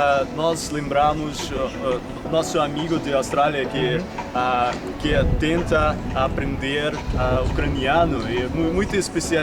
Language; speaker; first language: Portuguese; non-native, learner; Ukrainian